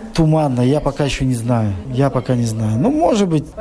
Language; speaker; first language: Russian; non-native, local second language; Tajik